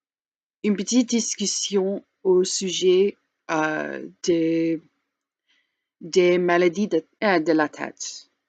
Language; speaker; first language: French; non-native, learner; English